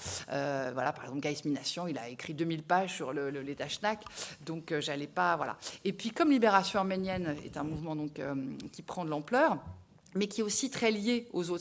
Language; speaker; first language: French; native; French